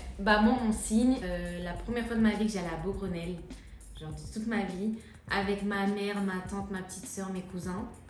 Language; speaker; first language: French; early bilingual, other home language; Malagasy